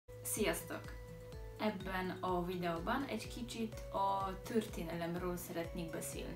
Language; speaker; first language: Hungarian; non-native, learner; Polish